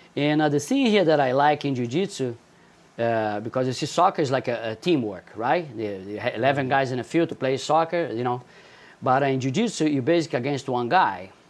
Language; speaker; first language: English; non-native, fluent; Portuguese